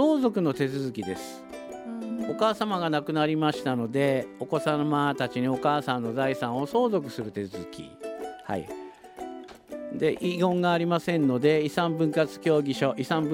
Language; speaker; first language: Japanese; native; Japanese